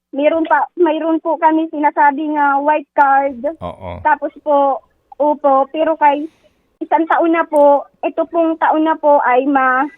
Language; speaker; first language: Filipino; non-native, local second language; Waray